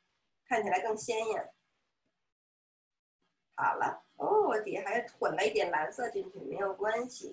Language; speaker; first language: Chinese; native; Chinese